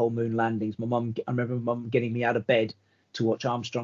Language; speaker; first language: English; native; English